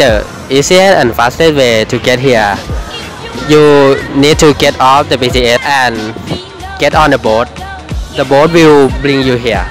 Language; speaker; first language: English; non-native, learner; Thai